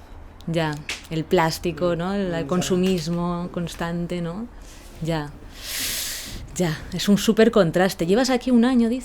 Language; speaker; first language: Spanish; native; Spanish